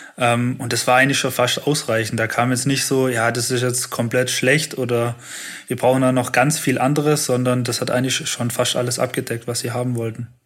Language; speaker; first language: German; native; German